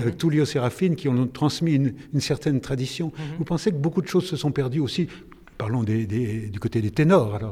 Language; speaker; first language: French; native; French